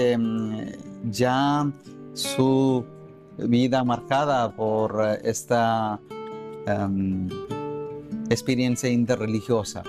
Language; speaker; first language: Spanish; non-native, fluent; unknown